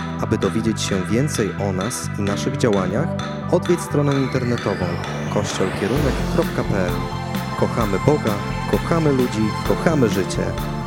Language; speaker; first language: Polish; native; Polish